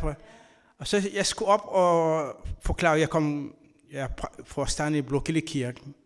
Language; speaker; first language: Danish; non-native, learner; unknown